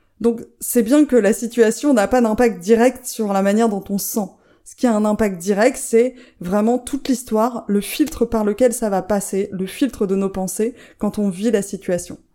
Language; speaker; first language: French; native; French